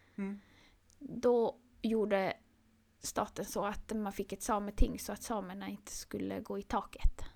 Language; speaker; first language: Swedish; non-native, local second language; Northern Sami